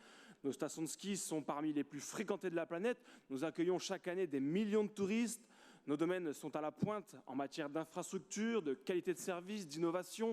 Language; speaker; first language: French; native; French